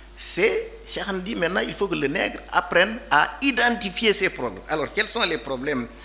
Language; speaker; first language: French; non-native, local second language; Fula